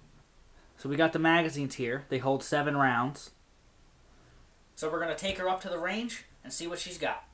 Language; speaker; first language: English; native; English